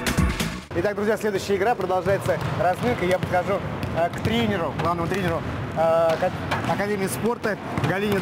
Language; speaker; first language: Russian; native; Russian